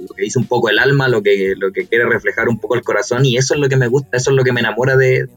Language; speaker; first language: Spanish; native; Spanish